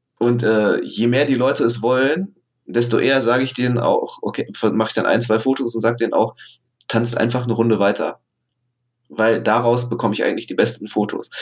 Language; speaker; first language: German; native; German